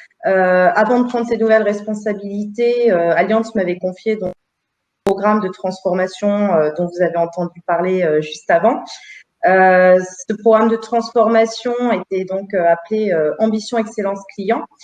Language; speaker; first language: French; native; French